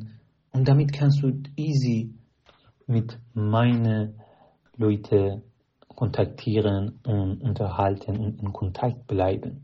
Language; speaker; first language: German; non-native, learner; Persian